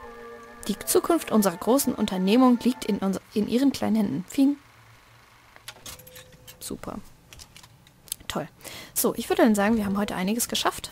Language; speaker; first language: German; native; German